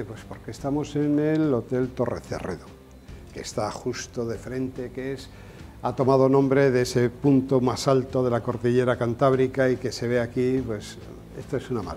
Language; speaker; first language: Spanish; native; Spanish